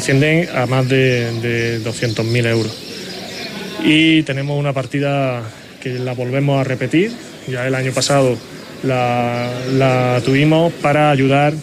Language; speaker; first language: Spanish; native; Spanish